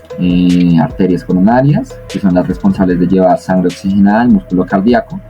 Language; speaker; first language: Spanish; native; Spanish